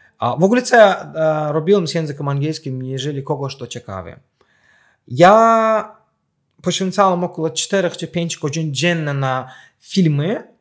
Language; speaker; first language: Polish; non-native, fluent; Azerbaijani